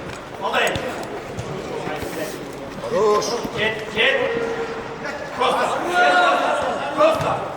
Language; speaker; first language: Russian; non-native, local second language; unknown